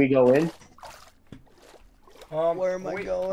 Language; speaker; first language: English; native; English